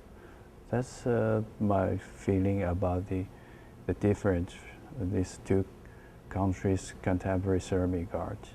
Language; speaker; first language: English; non-native, learner; Chinese